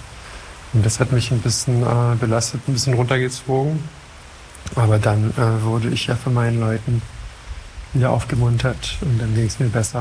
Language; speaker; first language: German; non-native, fluent; French